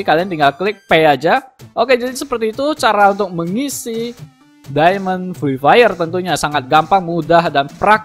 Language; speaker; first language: Indonesian; native; Indonesian